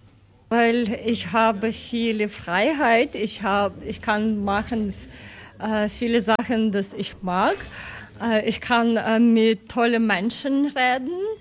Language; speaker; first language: German; non-native, learner; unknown